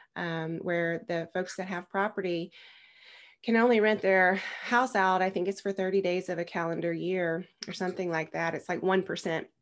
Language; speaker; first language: English; native; English